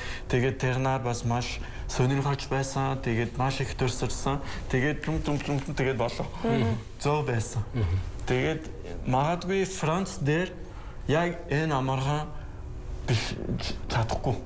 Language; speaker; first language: Mongolian; non-native, learner; French